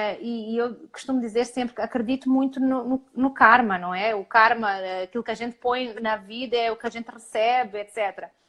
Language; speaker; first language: Portuguese; early bilingual, heritage; Portuguese